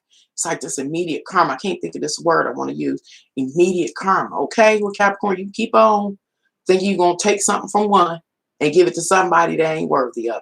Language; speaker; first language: English; native; English